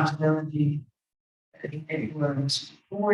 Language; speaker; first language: English; native; English